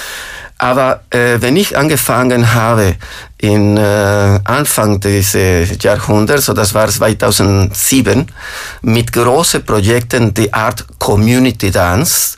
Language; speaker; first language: German; non-native, fluent; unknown